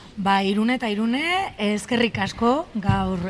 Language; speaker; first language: Basque; native; Basque